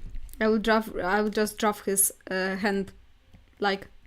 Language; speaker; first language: English; non-native, fluent; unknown